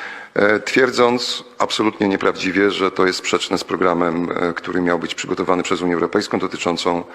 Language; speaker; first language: Polish; native; Polish